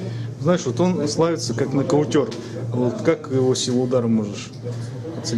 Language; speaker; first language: Russian; native; Russian